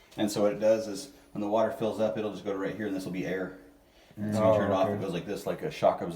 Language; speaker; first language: English; native; English